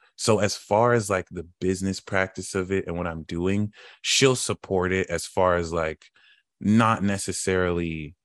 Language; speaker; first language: English; early bilingual, other home language; Yoruba